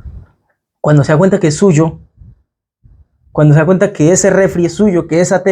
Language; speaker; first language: Spanish; native; Spanish